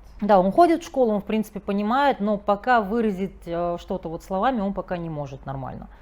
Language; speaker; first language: Russian; native; Russian